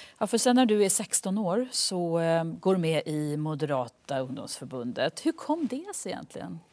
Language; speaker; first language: Swedish; native; Swedish